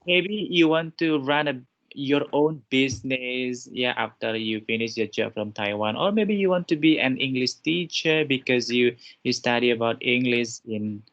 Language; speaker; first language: English; non-native, fluent; Indonesian